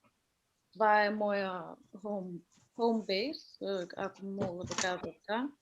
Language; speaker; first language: Bulgarian; early bilingual, heritage; Danish